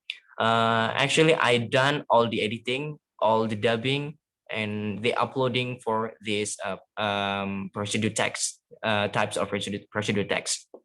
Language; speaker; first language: English; non-native, fluent; Indonesian